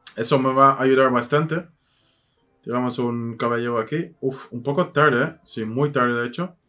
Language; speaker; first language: Spanish; non-native, fluent; Dutch